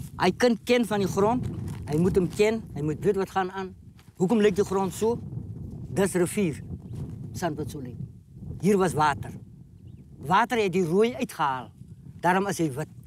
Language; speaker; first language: Afrikaans; native; Afrikaans